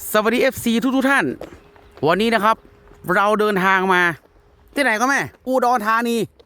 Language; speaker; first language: Thai; native; Thai